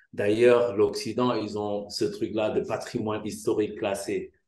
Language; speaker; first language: French; non-native, local second language; Wolof